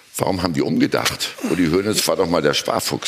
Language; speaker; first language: German; native; German